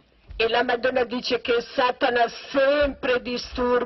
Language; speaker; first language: Italian; non-native, learner; Croatian